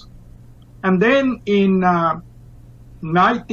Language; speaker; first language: English; non-native, fluent; Spanish